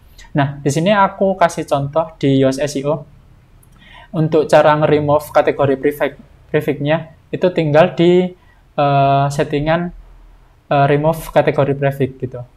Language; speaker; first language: Indonesian; native; Indonesian